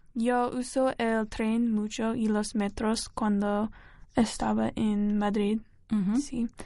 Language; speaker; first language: Spanish; non-native, learner; English